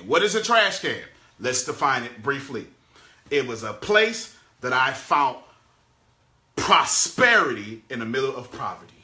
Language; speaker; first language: English; native; English